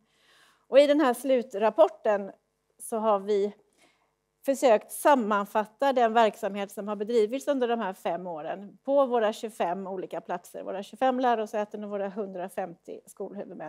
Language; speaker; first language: Swedish; native; Swedish